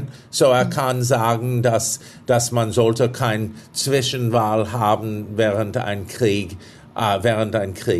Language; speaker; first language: German; non-native, fluent; English